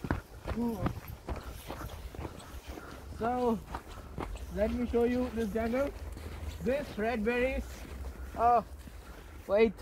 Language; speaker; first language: English; non-native, local second language; Hindi